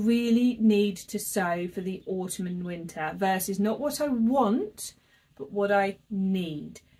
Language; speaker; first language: English; native; English